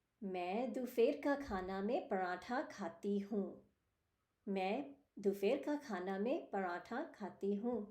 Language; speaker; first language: Hindi; early bilingual, heritage; Hindi